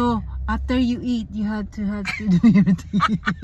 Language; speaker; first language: English; non-native, learner; Filipino